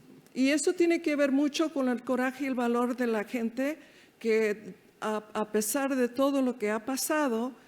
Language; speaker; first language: Spanish; early bilingual, heritage; Spanish